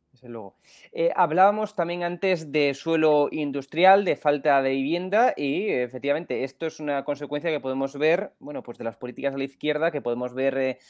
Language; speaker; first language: Spanish; native; Spanish